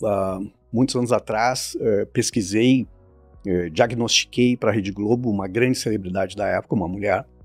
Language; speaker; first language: Portuguese; native; Portuguese